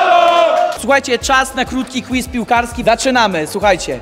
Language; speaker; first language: Polish; native; Polish